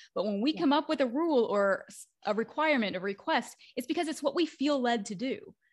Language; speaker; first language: English; native; English